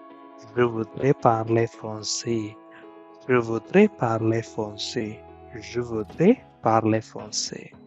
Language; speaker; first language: French; non-native, fluent; Malayalam